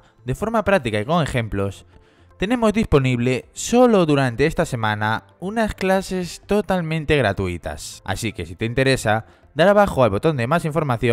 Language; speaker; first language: Spanish; native; Spanish